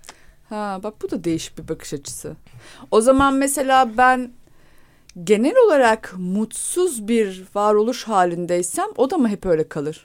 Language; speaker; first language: Turkish; native; Turkish